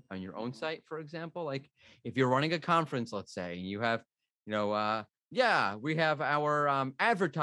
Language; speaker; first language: English; native; English